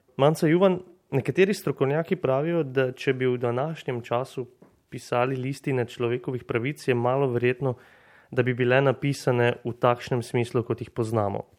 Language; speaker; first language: Slovenian; native; Slovenian